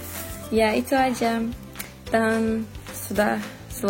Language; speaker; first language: Indonesian; non-native, fluent; Azerbaijani